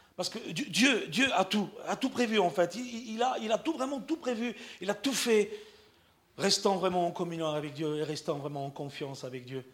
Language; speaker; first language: French; native; French